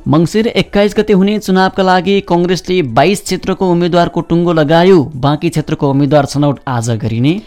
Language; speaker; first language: Nepali; native; Nepali